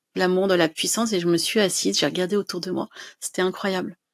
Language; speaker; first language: French; native; French